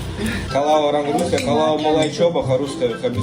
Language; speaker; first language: Indonesian; non-native, learner; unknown